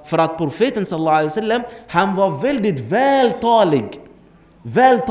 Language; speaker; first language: Swedish; non-native, fluent; Arabic